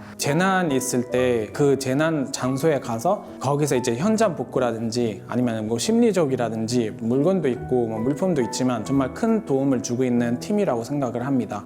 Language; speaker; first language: Korean; non-native, fluent; Arabic